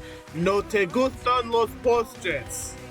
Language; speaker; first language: Spanish; non-native, learner; English